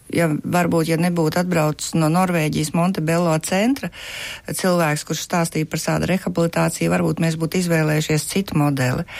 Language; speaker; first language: Latvian; native; Latvian